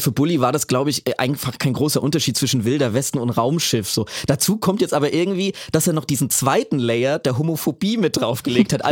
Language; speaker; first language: German; native; German